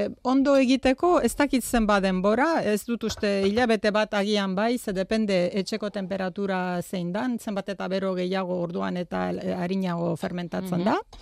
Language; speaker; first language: Basque; non-native, fluent; Romanian